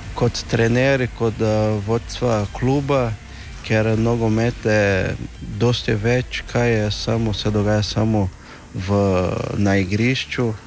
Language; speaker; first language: Slovenian; non-native, learner; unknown